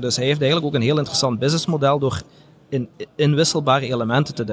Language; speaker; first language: Dutch; native; Dutch